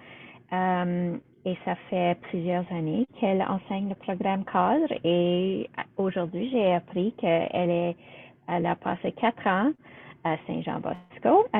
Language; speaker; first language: French; non-native, local second language; English